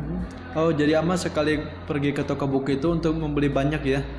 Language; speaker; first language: Indonesian; native; Indonesian